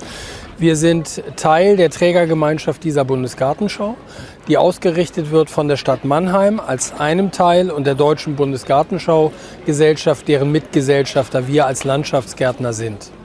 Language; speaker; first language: German; native; German